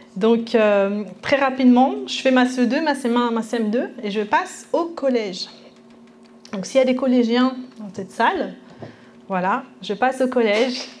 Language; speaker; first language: French; early bilingual, other home language; Spanish